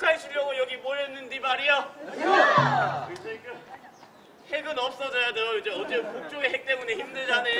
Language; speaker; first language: Korean; native; Korean